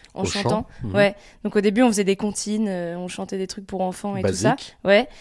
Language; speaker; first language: French; native; French